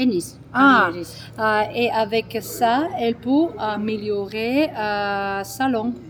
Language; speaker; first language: French; non-native, learner; Georgian